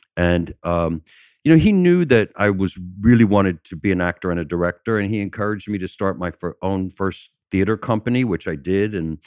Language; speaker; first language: English; native; English